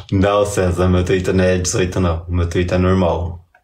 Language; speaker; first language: Portuguese; native; Portuguese